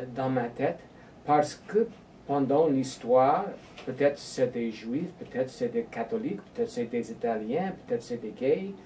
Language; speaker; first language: French; non-native, learner; English